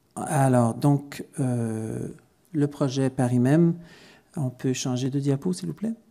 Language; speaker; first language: French; native; French